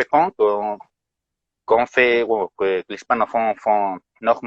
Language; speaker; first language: French; non-native, fluent; Spanish